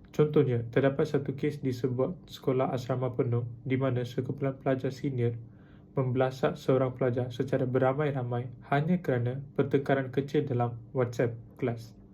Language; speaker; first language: Malay; non-native, local second language; Tamil